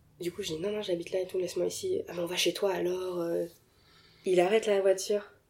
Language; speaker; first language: French; native; French